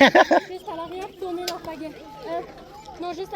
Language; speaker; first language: French; native; French